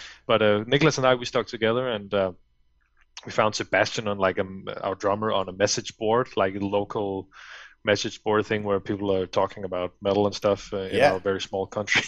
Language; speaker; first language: English; non-native, fluent; Danish